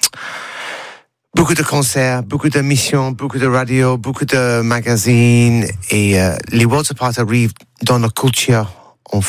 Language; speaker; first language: French; non-native, learner; English